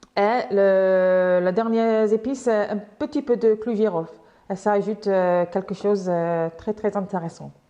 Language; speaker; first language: French; non-native, learner; English